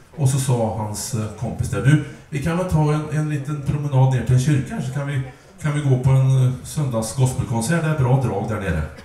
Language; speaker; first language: Swedish; native; Swedish